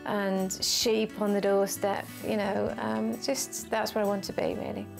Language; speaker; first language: English; native; English